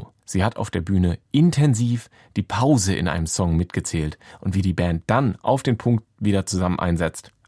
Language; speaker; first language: German; native; German